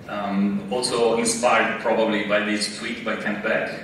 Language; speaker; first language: English; non-native, fluent; Italian